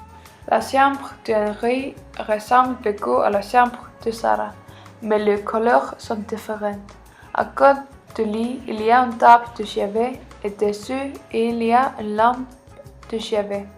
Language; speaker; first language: French; non-native, learner; Icelandic